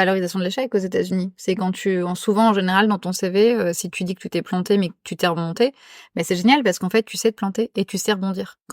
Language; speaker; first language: French; native; French